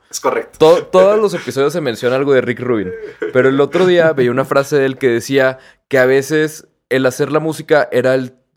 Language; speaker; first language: Spanish; native; Spanish